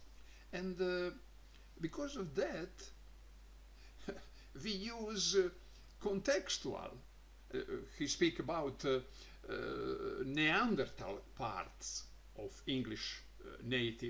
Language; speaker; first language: English; non-native, learner; Croatian